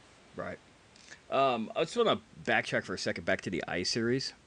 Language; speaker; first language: English; native; English